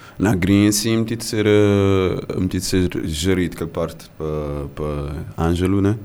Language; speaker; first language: Portuguese; non-native, local second language; Kabuverdianu